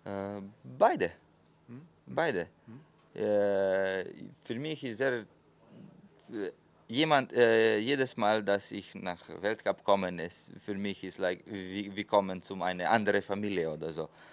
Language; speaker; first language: German; non-native, fluent; Slovenian